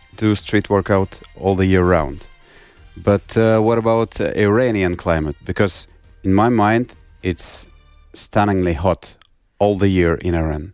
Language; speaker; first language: English; non-native, fluent; Russian